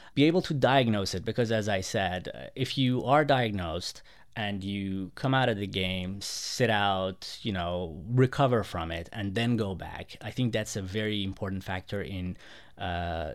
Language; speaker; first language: English; non-native, fluent; Persian